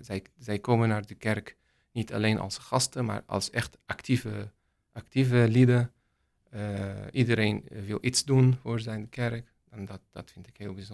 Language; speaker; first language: Dutch; non-native, learner; Arabic